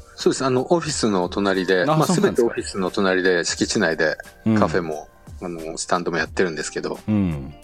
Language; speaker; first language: Japanese; native; Japanese